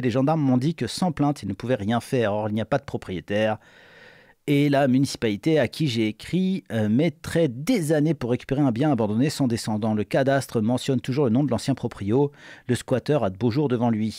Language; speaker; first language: French; native; French